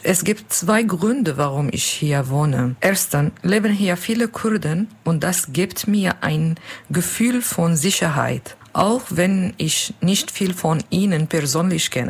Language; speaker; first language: German; non-native, learner; Kurdish